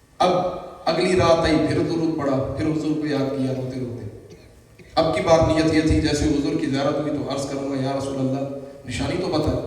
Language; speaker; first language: Urdu; native; Urdu